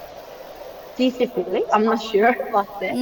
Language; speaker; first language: English; non-native, learner; Korean